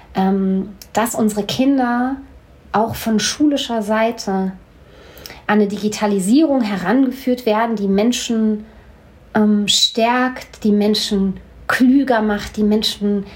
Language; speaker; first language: German; native; German